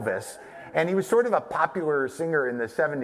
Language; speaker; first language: English; native; English